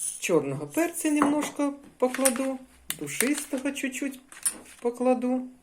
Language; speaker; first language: Ukrainian; native; Ukrainian